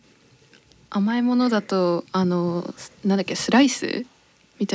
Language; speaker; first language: Japanese; native; Japanese